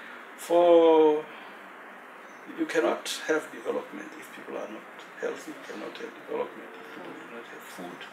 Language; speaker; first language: English; non-native, local second language; Tswana